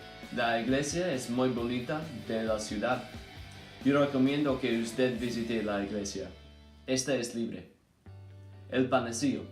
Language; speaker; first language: Spanish; non-native, learner; English